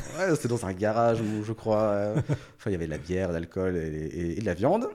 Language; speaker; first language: French; early bilingual, other home language; Portuguese